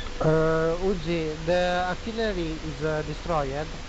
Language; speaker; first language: English; non-native, learner; Italian